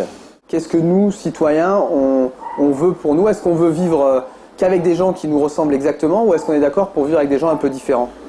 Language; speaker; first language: French; native; French